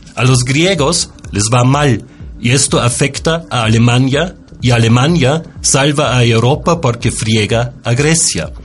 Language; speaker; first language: Spanish; non-native, fluent; German